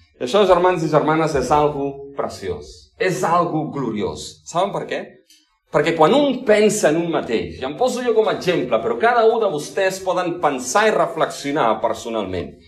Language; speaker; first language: Catalan; non-native, local second language; Spanish